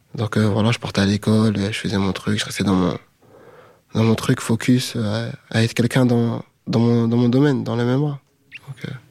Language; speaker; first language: French; native; French